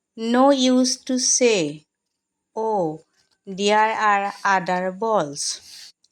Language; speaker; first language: English; non-native, local second language; Assamese